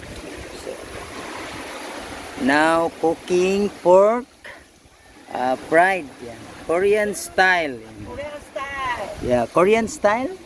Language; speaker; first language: English; non-native, local second language; Filipino